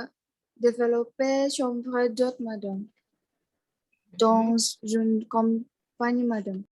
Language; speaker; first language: French; non-native, learner; Indonesian